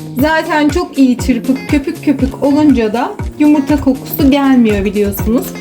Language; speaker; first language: Turkish; native; Turkish